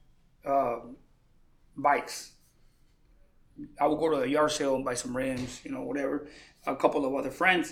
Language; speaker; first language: English; early bilingual, other home language; Spanish